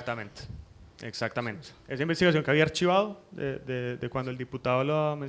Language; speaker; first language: Spanish; native; Spanish